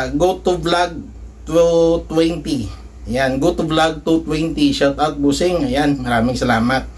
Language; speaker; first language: Filipino; non-native, local second language; Hiligaynon